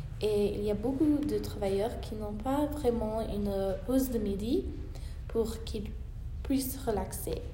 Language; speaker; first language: French; non-native, learner; English